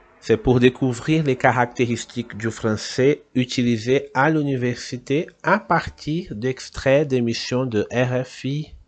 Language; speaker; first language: French; non-native, fluent; Portuguese